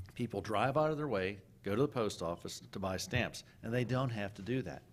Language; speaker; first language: English; native; English